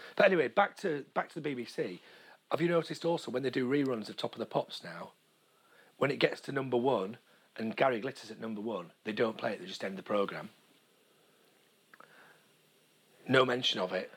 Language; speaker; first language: English; native; English